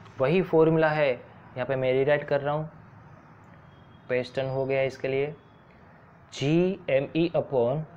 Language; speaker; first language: Hindi; non-native, local second language; Gujarati